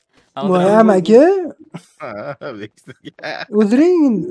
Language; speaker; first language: Turkish; non-native, learner; Uzbek